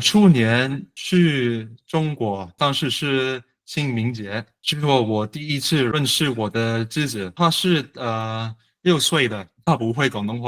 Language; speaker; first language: Chinese; non-native, learner; English